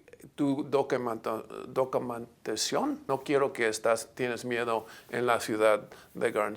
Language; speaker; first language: Spanish; non-native, learner; English